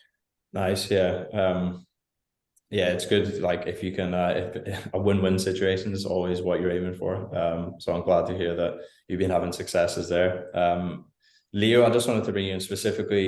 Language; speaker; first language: English; native; English